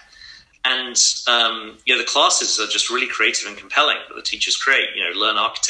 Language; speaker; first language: English; native; English